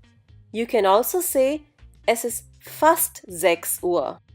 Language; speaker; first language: German; non-native, fluent; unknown